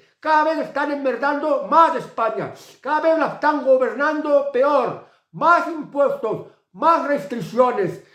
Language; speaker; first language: Spanish; native; Spanish